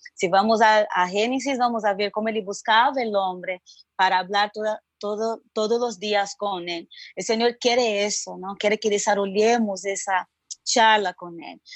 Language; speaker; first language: Spanish; non-native, fluent; Portuguese